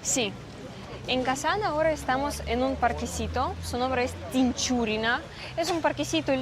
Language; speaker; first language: Spanish; non-native, fluent; Russian